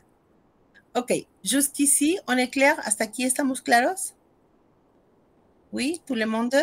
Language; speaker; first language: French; non-native, fluent; Spanish